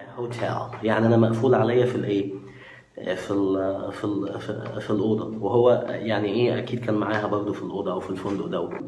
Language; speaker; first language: Arabic; native; Arabic